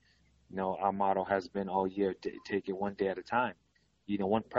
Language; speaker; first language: English; native; English